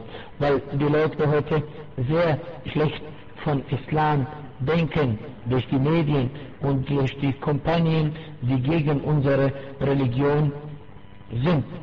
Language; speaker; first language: German; non-native, fluent; Arabic